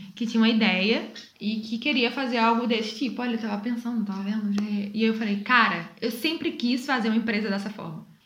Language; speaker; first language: Portuguese; native; Portuguese